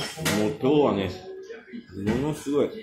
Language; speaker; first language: Japanese; native; Japanese